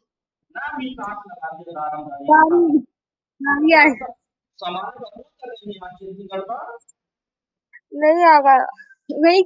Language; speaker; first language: Persian; non-native, learner; Urdu